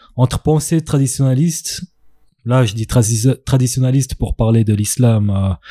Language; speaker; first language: French; native; French